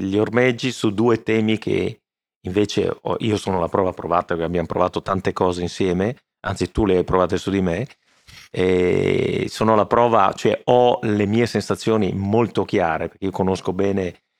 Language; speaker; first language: Italian; native; Italian